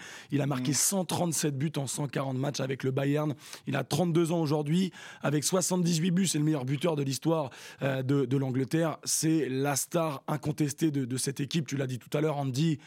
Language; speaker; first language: French; native; French